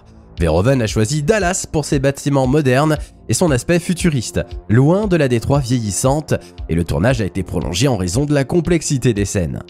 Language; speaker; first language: French; native; French